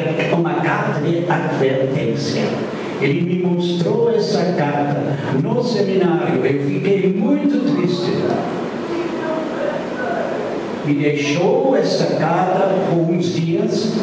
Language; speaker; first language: Portuguese; non-native, fluent; German